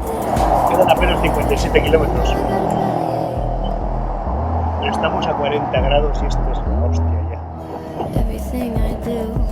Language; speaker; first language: Spanish; native; Spanish